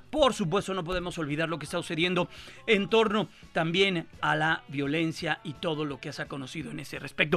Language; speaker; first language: Spanish; native; Spanish